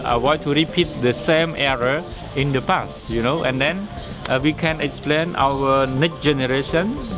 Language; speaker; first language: English; non-native, fluent; Khmer